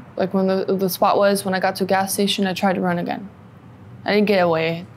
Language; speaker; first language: English; native; English